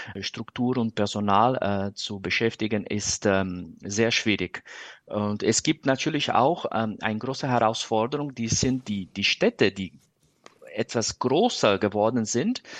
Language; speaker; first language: German; non-native, fluent; Portuguese